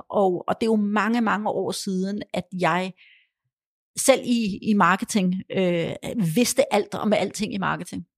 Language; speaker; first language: Danish; early bilingual, other home language; Polish